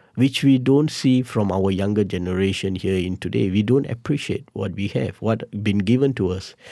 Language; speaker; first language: English; non-native, local second language; Tamil